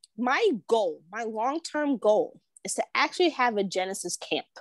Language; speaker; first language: English; native; English